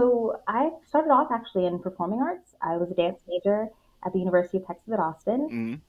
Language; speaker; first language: English; native; English